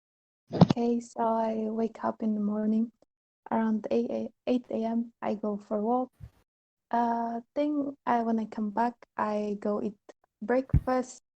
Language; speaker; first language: English; non-native, learner; Polish